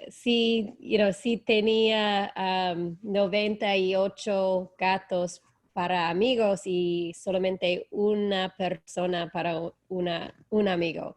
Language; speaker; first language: Spanish; non-native, learner; English